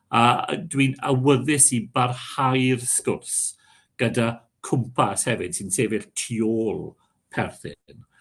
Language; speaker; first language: Welsh; non-native, local second language; English